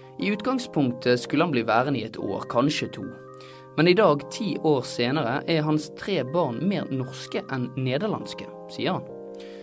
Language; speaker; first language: Norwegian; native; Norwegian